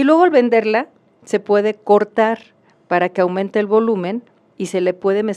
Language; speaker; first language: Spanish; native; Spanish